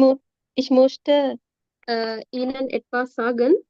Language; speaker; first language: German; non-native, learner; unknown